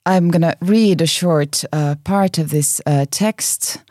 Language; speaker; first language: English; non-native, fluent; Finnish